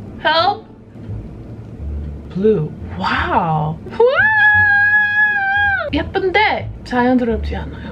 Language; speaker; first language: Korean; non-native, fluent; English